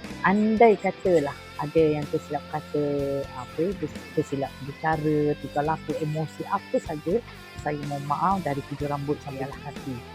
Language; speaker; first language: Malay; native; Malay